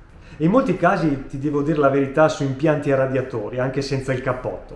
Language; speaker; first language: Italian; native; Italian